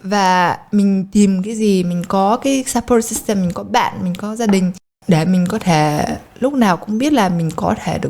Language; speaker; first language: Vietnamese; early bilingual, heritage; Polish